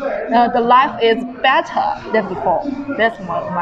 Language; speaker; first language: English; non-native, learner; Chinese